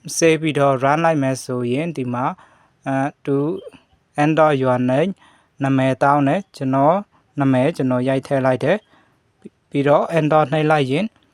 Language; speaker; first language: Burmese; native; Burmese